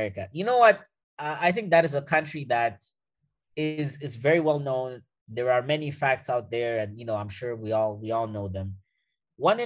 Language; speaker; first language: English; non-native, fluent; Portuguese